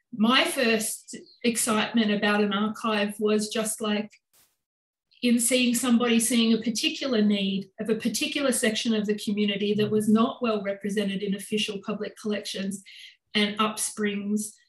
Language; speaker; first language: English; native; English